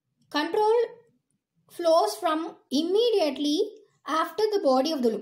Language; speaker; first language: English; non-native, local second language; Tamil